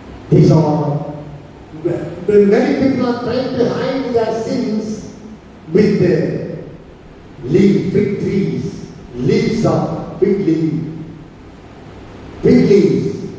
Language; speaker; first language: English; non-native, local second language; Tamil